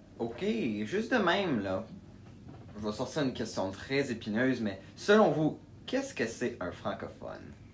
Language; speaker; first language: French; native; French